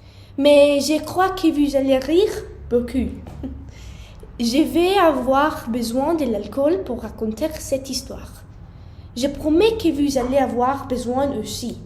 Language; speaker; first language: French; non-native, learner; English